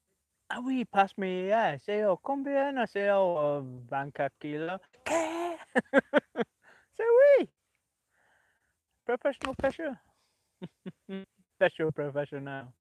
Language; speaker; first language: French; non-native, learner; English